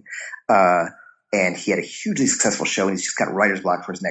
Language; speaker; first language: English; native; English